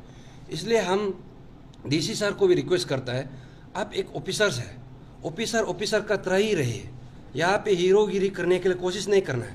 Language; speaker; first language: Hindi; non-native, local second language; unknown